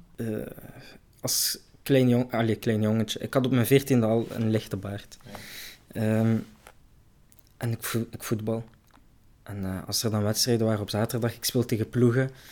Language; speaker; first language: Dutch; early bilingual, other home language; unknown